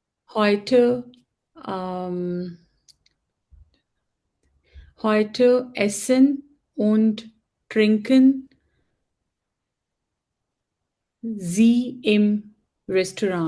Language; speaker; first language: German; non-native, learner; Urdu